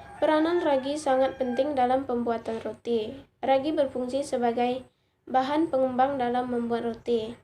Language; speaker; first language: Indonesian; non-native, local second language; Iban